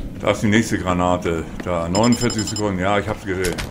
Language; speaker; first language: German; native; German